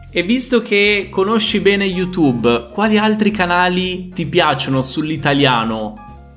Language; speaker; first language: Italian; native; Italian